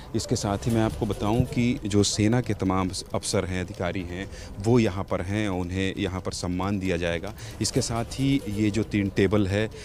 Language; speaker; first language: Hindi; native; Hindi